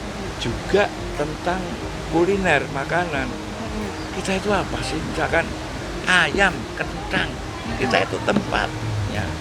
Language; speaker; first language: Indonesian; native; Indonesian